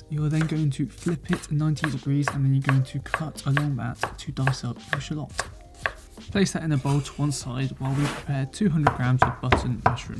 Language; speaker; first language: English; native; English